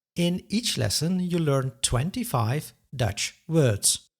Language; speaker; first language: English; non-native, fluent; Dutch